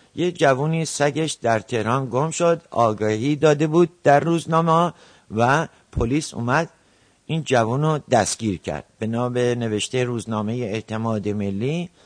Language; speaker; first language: Persian; native; Persian